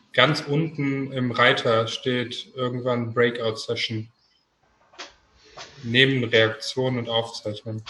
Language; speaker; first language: German; native; German